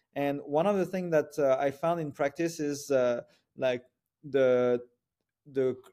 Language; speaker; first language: English; non-native, fluent; French